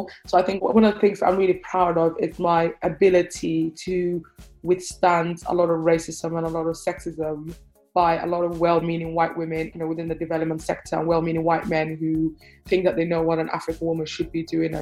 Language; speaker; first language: English; native; English